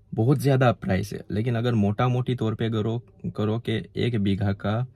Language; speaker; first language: Hindi; non-native, local second language; Gujarati